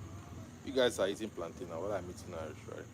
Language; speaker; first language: English; non-native, local second language; Igbo